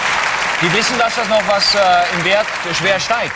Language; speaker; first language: German; native; German